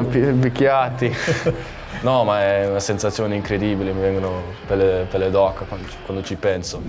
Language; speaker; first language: Italian; non-native, fluent; German